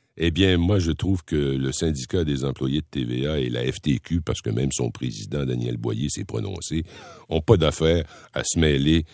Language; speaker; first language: French; native; French